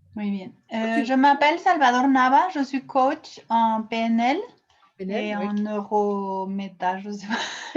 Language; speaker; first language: French; non-native, fluent; Spanish